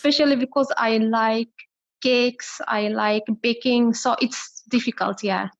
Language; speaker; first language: English; non-native, learner; Arabic